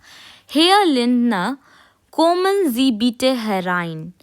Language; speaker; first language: German; non-native, fluent; Hindi